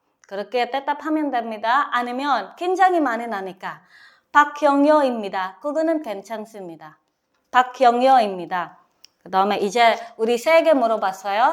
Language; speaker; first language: Korean; non-native, learner; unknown